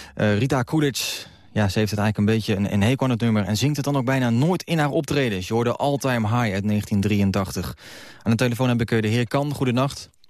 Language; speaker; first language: Dutch; native; Dutch